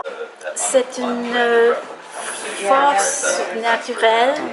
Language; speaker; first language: French; non-native, fluent; Hungarian